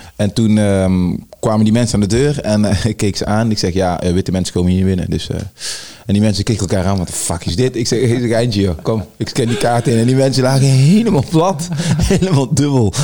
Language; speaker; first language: Dutch; early bilingual, other home language; Sranan Tongo